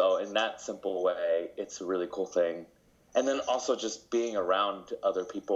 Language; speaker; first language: English; early bilingual, other home language; Spanish